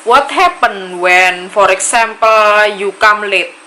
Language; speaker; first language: English; non-native, learner; Indonesian